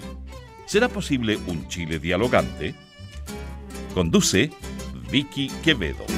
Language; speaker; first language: Spanish; native; Spanish